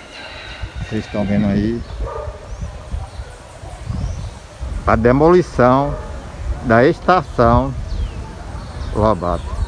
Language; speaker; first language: Portuguese; native; Portuguese